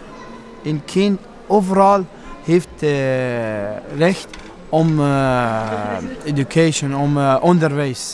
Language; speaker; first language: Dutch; non-native, learner; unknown